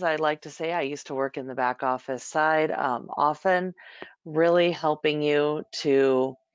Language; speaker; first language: English; native; English